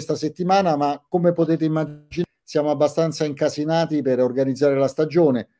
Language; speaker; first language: Italian; native; Italian